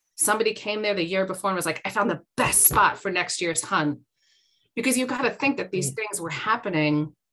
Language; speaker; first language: English; native; English